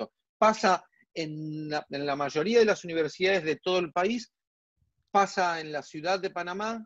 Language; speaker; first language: Spanish; native; Spanish